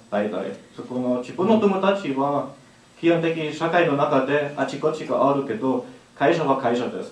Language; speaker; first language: Japanese; non-native, learner; German